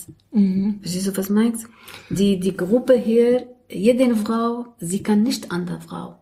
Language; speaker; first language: German; non-native, learner; Arabic